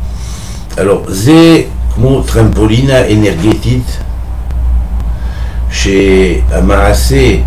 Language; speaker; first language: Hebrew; non-native, fluent; French